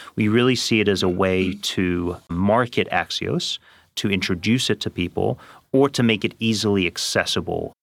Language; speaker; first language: English; native; English